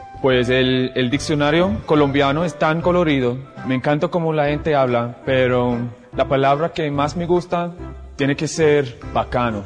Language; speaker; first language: Spanish; non-native, fluent; English